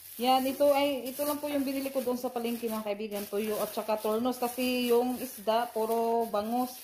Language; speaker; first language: Filipino; non-native, local second language; Cebuano